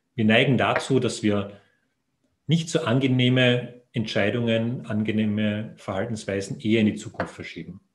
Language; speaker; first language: German; native; German